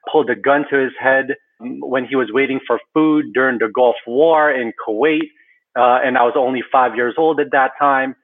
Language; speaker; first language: English; early bilingual, other home language; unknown